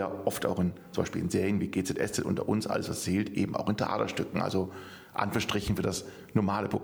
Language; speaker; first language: German; native; German